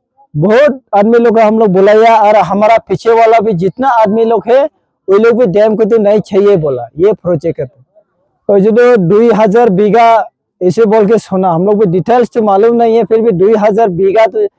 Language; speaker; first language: Hindi; non-native, local second language; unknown